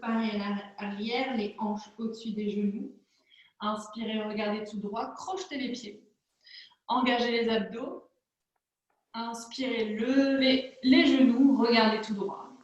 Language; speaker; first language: French; native; French